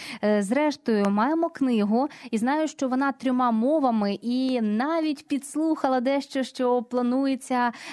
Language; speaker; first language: Ukrainian; native; Ukrainian